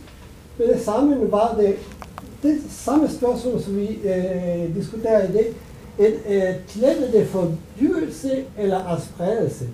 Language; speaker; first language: German; non-native, learner; Italian